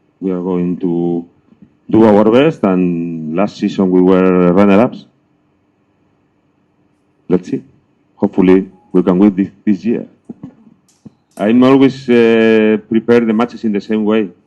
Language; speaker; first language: English; non-native, learner; Spanish